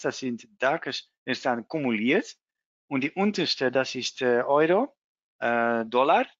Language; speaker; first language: German; non-native, learner; Dutch